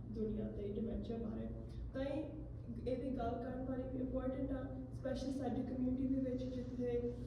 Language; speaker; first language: Punjabi; early bilingual, heritage; Punjabi